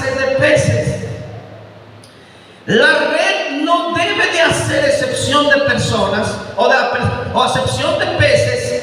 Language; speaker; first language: Spanish; native; Spanish